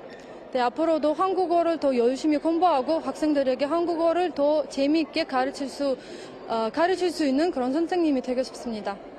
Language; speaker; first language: Korean; non-native, fluent; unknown